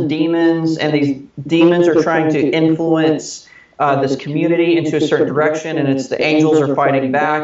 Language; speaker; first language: English; native; English